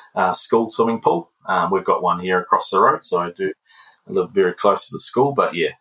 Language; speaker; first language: English; native; English